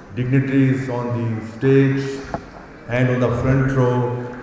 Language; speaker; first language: English; non-native, local second language; Punjabi